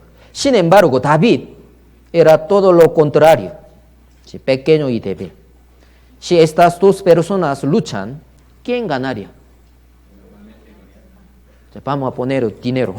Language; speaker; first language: Spanish; non-native, learner; Korean